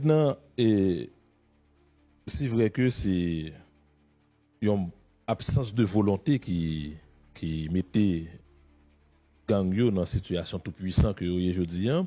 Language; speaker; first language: French; non-native, local second language; Haitian Creole